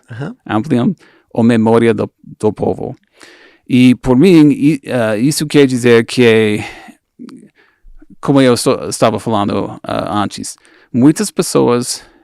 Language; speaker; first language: Portuguese; non-native, fluent; English